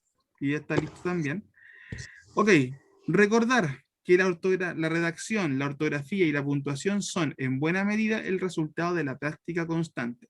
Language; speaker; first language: Spanish; native; Spanish